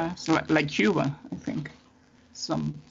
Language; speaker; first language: English; non-native, fluent; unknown